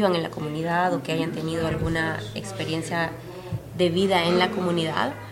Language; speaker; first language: Spanish; native; Spanish